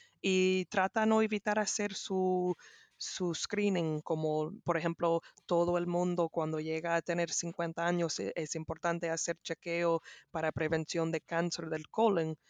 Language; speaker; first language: Spanish; non-native, learner; English